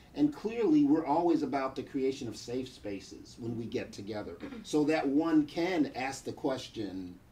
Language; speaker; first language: English; native; English